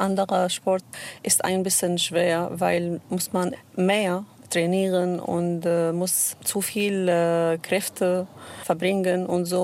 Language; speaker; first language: German; non-native, learner; Arabic